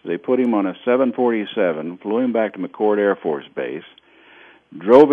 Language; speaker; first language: English; native; English